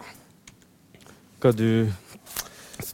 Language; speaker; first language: Norwegian; native; Norwegian